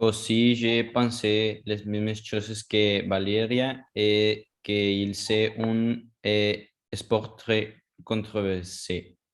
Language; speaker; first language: French; non-native, learner; Spanish